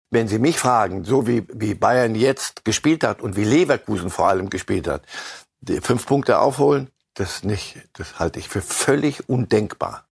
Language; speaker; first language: German; native; German